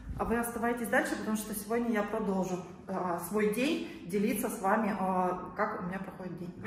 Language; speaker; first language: Russian; native; Russian